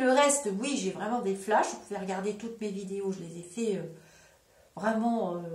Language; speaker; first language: French; native; French